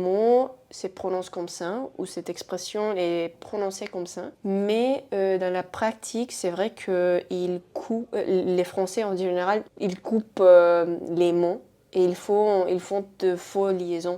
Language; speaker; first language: French; non-native, fluent; Spanish